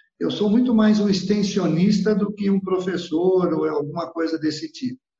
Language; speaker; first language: Portuguese; early bilingual, other home language; Italian